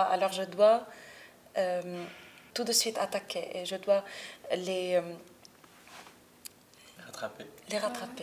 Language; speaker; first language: French; non-native, local second language; Arabic